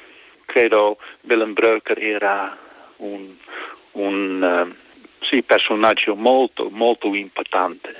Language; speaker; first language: Italian; non-native, fluent; Dutch